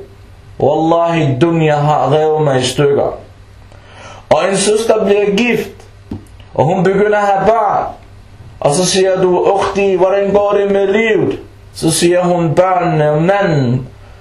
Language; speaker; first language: Danish; early bilingual, other home language; Arabic